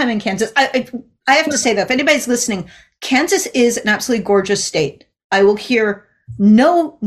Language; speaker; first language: English; native; English